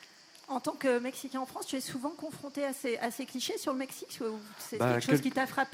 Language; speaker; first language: French; native; French